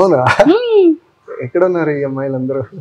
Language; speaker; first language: Telugu; non-native, fluent; Tamil